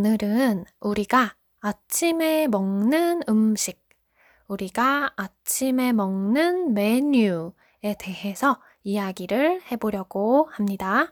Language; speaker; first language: Korean; non-native, fluent; Japanese